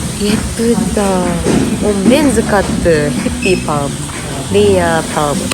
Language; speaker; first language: Korean; non-native, learner; Japanese